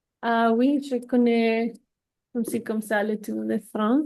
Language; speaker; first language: French; non-native, learner; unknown